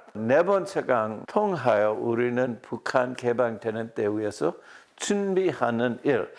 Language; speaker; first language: Korean; non-native, fluent; English